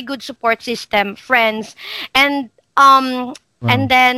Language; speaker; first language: English; non-native, local second language; Hiligaynon